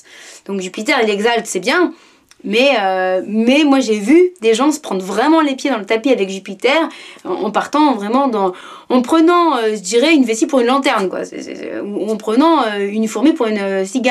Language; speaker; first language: French; native; French